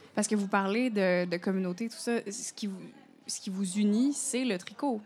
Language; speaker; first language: French; native; French